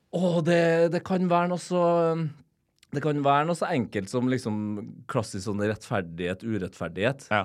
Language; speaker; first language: Norwegian; native; Norwegian